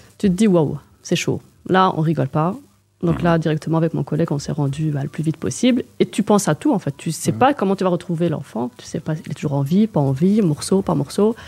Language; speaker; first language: French; native; French